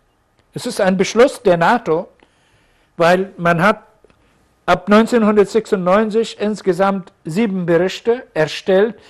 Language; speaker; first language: German; non-native, fluent; Arabic